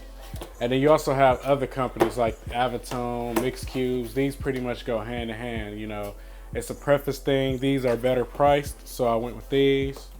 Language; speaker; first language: English; native; English